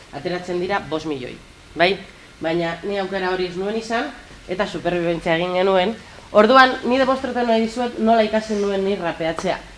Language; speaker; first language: Basque; non-native, local second language; Spanish